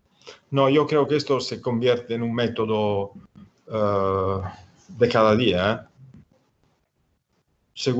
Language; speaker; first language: Spanish; non-native, fluent; Italian